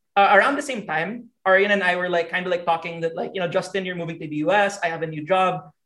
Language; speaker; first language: English; non-native, local second language; Hiligaynon